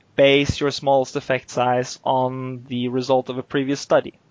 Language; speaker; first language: English; non-native, fluent; Norwegian